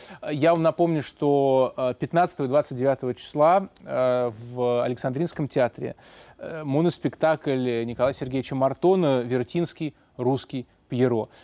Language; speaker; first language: Russian; native; Russian